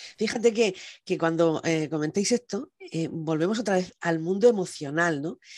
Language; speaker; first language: Spanish; native; Spanish